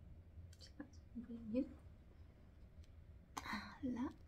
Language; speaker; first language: French; non-native, fluent; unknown